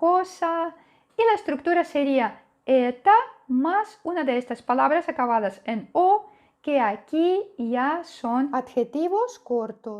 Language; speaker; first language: Spanish; non-native, fluent; Russian